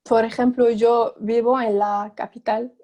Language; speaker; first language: Spanish; non-native, fluent; Arabic